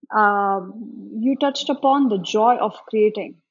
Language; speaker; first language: English; non-native, local second language; Marathi